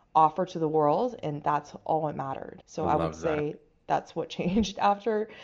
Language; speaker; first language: English; non-native, fluent; Chinese